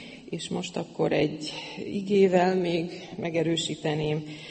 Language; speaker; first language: Hungarian; native; Hungarian